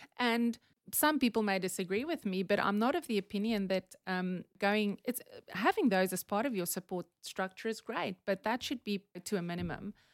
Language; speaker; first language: English; non-native, local second language; Afrikaans